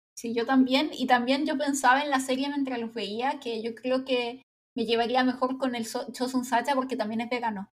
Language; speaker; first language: Spanish; native; Spanish